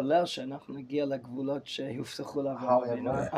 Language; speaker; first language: Hebrew; non-native, fluent; English